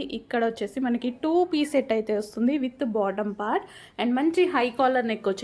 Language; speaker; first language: Telugu; native; Telugu